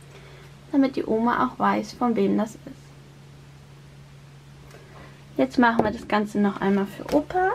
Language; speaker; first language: German; native; German